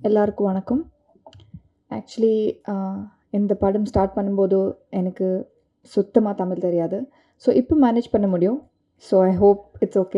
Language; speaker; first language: Tamil; non-native, learner; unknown